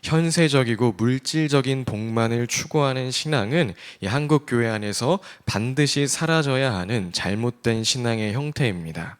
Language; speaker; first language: Korean; native; Korean